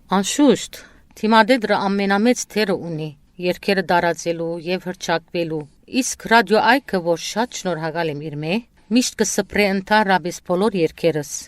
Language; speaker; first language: Armenian; early bilingual, heritage; Armenian